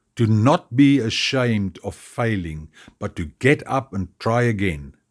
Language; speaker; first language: English; non-native, local second language; Afrikaans